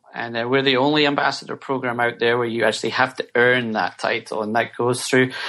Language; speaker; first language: English; native; English